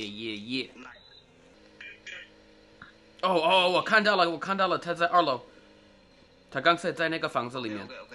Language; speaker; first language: Chinese; non-native, fluent; English